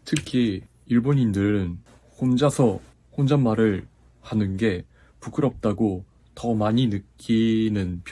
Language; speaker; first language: Korean; non-native, fluent; Japanese